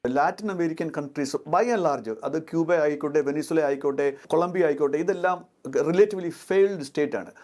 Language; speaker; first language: Malayalam; native; Malayalam